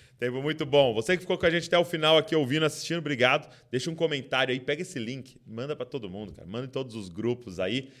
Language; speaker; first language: Portuguese; native; Portuguese